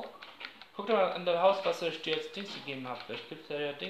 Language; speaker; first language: German; native; German